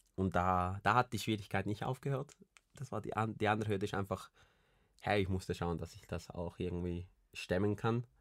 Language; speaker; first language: German; early bilingual, other home language; Spanish